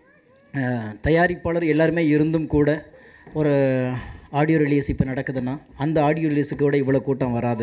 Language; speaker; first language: Tamil; native; Tamil